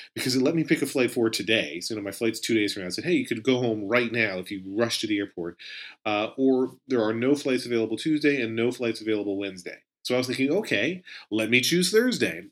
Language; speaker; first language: English; native; English